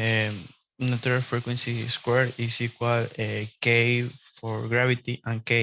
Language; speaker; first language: English; non-native, learner; Spanish